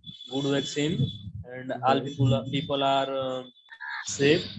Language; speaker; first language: English; non-native, learner; Hindi